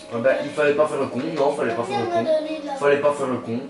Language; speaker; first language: French; native; French